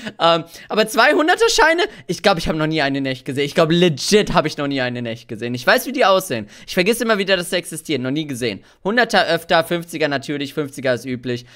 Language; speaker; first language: German; early bilingual, other home language; Hungarian